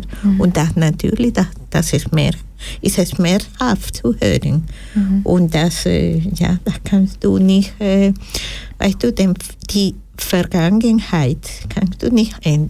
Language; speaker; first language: German; non-native, learner; Spanish